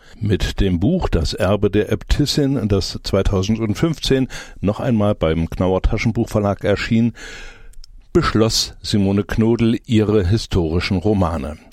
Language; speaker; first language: German; native; German